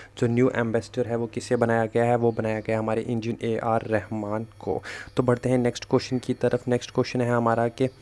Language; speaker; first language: Hindi; non-native, local second language; Kashmiri